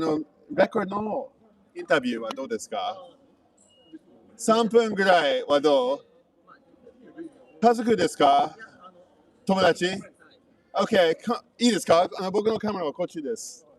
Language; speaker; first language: Japanese; non-native, learner; English